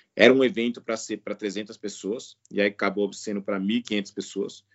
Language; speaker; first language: Portuguese; native; Portuguese